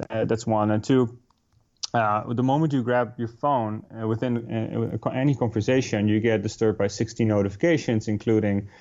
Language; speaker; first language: English; non-native, fluent; Dutch